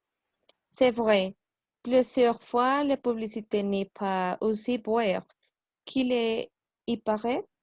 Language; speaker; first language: French; non-native, learner; Spanish